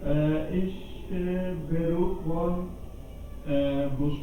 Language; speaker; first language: German; non-native, learner; Urdu